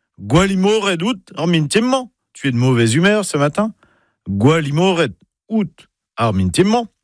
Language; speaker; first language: French; native; French